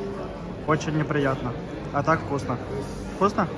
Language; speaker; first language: Russian; native; Russian